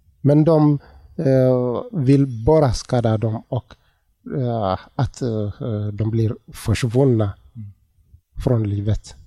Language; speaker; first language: Swedish; non-native, learner; Tigrinya